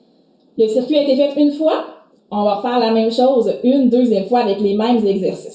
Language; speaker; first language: French; native; French